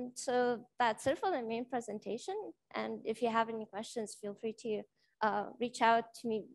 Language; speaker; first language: English; non-native, fluent; Lithuanian